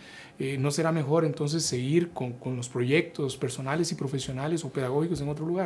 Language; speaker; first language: Spanish; native; Spanish